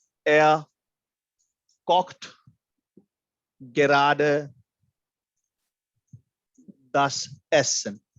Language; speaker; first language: German; non-native, fluent; Hindi